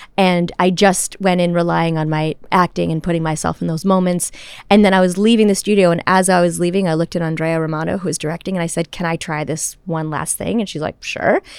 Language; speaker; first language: English; native; English